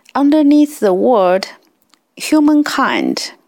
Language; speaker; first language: English; non-native, fluent; Chinese